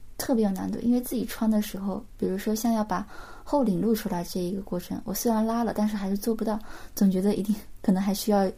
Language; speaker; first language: Chinese; native; Chinese